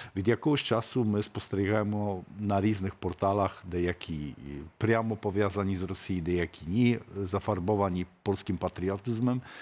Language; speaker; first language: Ukrainian; early bilingual, heritage; Ukrainian